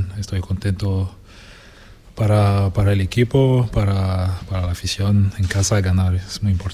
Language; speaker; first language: Spanish; non-native, fluent; French